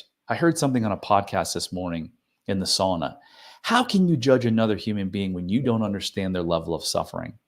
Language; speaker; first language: English; native; English